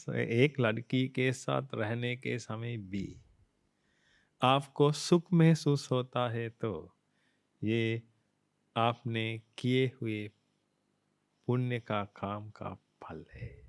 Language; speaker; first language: Hindi; non-native, fluent; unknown